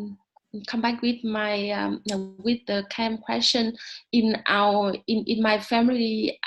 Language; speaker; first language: English; non-native, learner; Vietnamese